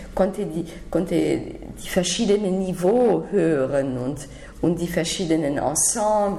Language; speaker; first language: German; non-native, fluent; French